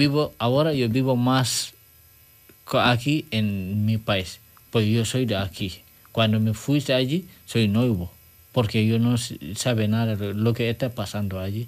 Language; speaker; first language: Spanish; non-native, learner; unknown